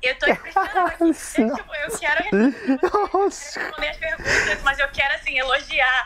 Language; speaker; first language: Portuguese; early bilingual, heritage; Portuguese